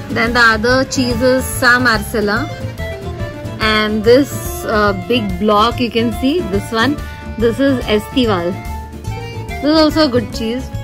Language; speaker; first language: English; non-native, local second language; Marathi